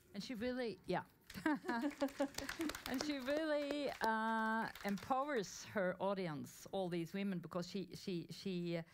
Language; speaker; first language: English; non-native, fluent; Norwegian